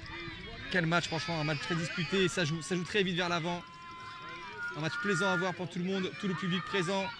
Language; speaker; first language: French; native; French